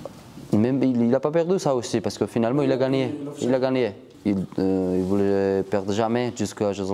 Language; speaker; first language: French; non-native, learner; Georgian